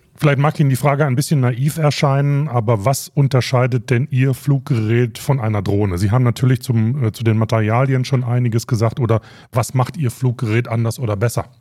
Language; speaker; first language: German; native; German